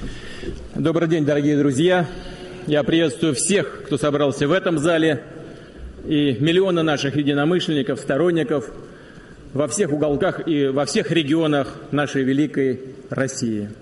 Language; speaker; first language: Russian; native; Russian